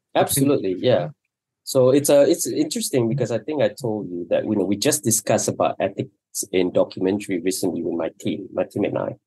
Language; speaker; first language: English; non-native, local second language; Malay